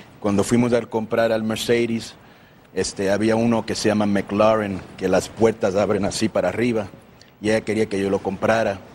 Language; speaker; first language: Spanish; early bilingual, heritage; Spanish